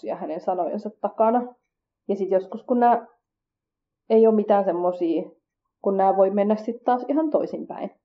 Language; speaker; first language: Finnish; early bilingual, other home language; Kurdish